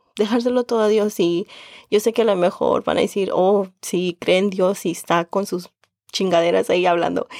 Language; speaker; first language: Spanish; early bilingual, heritage; Spanish